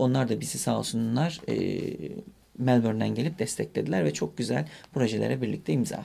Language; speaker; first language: Turkish; native; Turkish